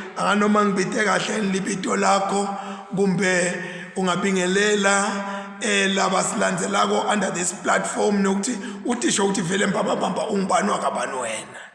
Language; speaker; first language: Zulu; native; Zulu